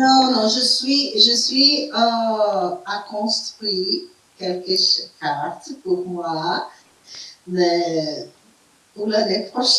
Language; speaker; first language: French; non-native, fluent; Portuguese